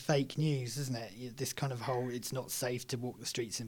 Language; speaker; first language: English; native; English